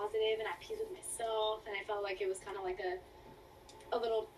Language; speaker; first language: English; native; English